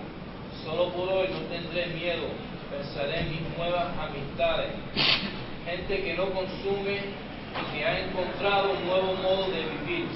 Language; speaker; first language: Spanish; native; Spanish